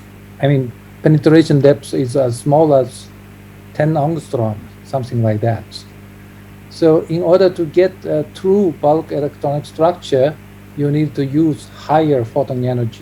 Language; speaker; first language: English; non-native, fluent; Japanese